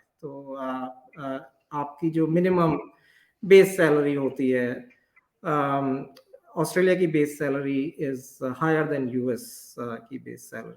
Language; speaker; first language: Hindi; native; Hindi